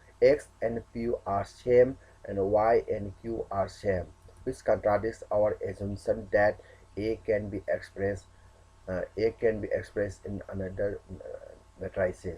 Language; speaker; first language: English; non-native, local second language; Manipuri